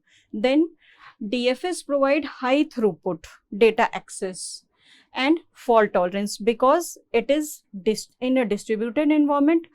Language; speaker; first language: English; non-native, local second language; Hindi